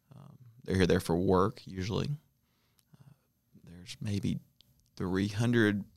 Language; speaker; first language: English; native; English